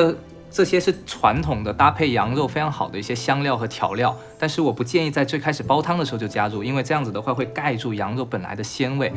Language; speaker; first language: Chinese; native; Chinese